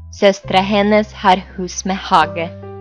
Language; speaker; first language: Norwegian; non-native, fluent; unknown